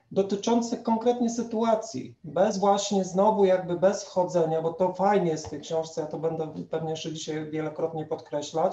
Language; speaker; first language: Polish; native; Polish